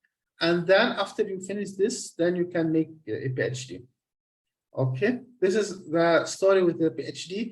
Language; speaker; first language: English; non-native, fluent; Arabic